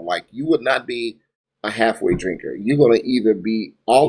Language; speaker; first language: English; native; English